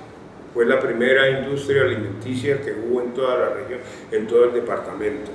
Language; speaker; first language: Spanish; native; Spanish